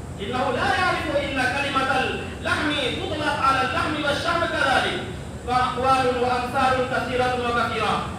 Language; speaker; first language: Arabic; non-native, fluent; Urdu